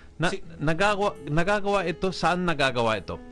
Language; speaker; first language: Filipino; non-native, local second language; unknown